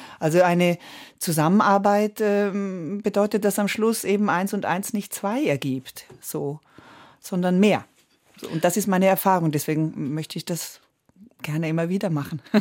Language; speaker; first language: German; early bilingual, other home language; Italian